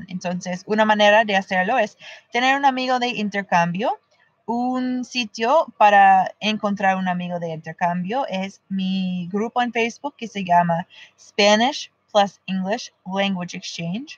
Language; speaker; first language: Spanish; non-native, fluent; English